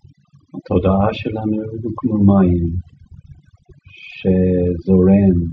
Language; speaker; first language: Hebrew; non-native, fluent; English